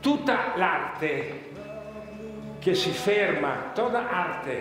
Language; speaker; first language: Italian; non-native, fluent; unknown